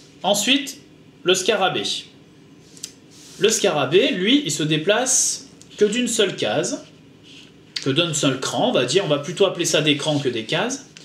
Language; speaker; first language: French; native; French